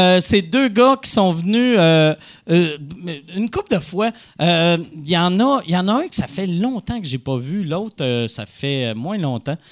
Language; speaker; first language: French; native; French